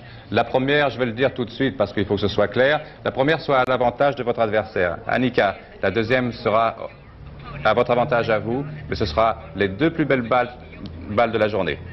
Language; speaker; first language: French; native; French